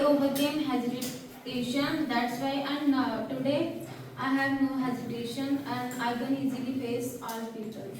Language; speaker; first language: English; non-native, learner; Hindi